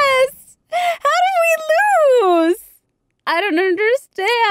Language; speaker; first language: English; native; English